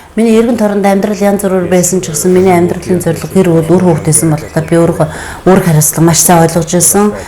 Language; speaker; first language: Mongolian; native; Mongolian